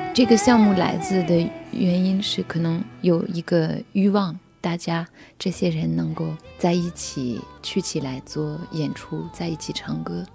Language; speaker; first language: Chinese; non-native, fluent; French